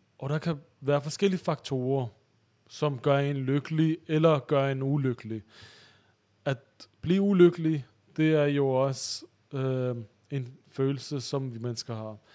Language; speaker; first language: Danish; early bilingual, other home language; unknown